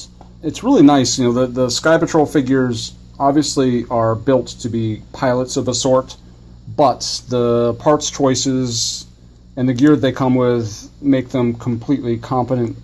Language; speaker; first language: English; native; English